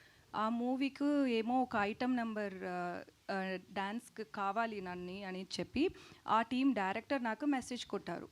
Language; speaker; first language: Telugu; non-native, learner; Tamil